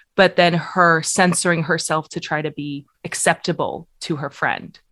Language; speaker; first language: English; native; English